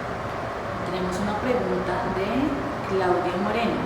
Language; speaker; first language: Spanish; native; Spanish